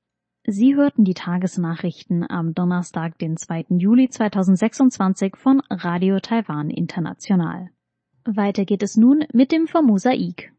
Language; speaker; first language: German; native; German